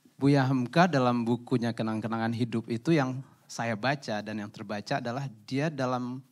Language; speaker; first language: Indonesian; native; Indonesian